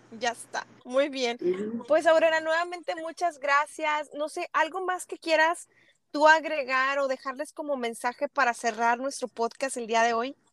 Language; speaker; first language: Spanish; native; Spanish